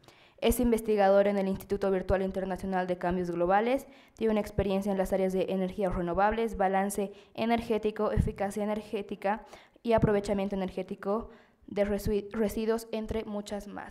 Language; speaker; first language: Spanish; native; Spanish